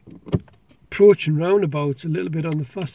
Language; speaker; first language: English; native; English